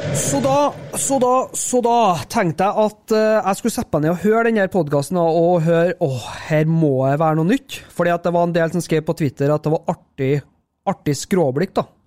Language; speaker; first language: Norwegian; native; Norwegian